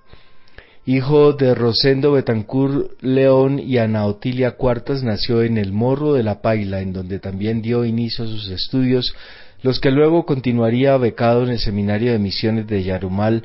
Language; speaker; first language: Spanish; native; Spanish